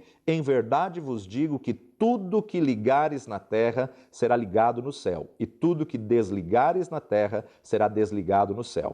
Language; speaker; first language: Portuguese; native; Portuguese